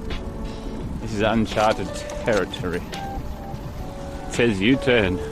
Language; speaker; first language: English; native; English